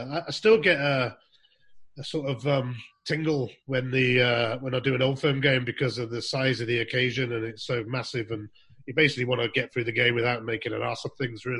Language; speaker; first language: English; native; English